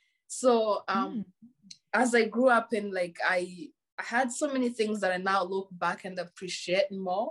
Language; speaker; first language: English; non-native, local second language; Kinyarwanda